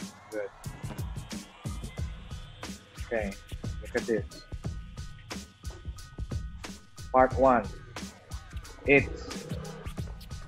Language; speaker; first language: English; non-native, fluent; Indonesian